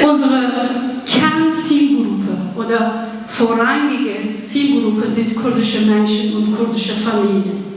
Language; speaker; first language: German; non-native, fluent; Kurdish